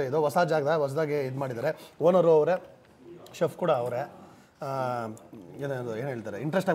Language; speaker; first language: Kannada; native; Kannada